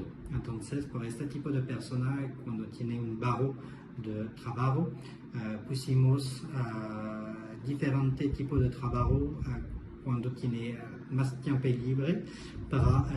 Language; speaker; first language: Spanish; non-native, fluent; French